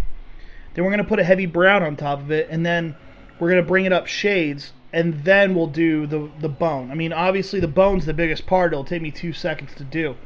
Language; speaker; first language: English; native; English